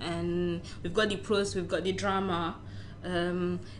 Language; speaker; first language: English; non-native, local second language; Yoruba